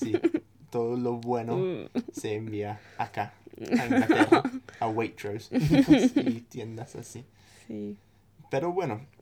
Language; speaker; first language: Spanish; non-native, fluent; English